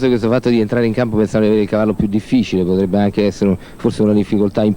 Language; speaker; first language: Italian; native; Italian